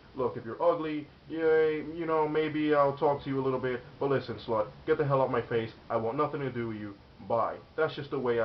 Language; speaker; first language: English; native; English